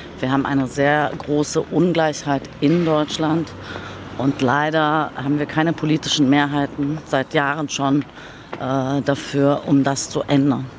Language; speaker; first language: German; early bilingual, other home language; Turkish